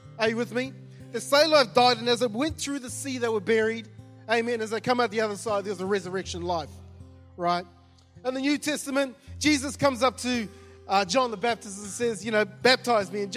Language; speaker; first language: English; native; English